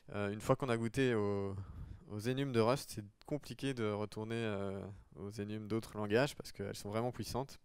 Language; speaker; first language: French; native; French